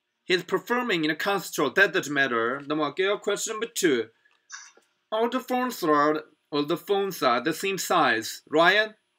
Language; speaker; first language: English; non-native, fluent; Korean